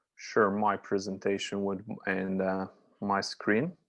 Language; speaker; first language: English; non-native, fluent; Polish